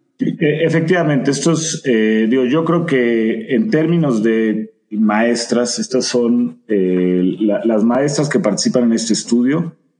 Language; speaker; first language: Spanish; native; Spanish